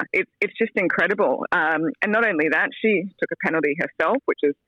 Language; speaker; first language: English; native; English